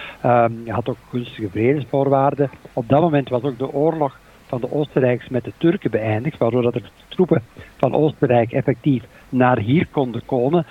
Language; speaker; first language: Dutch; native; Dutch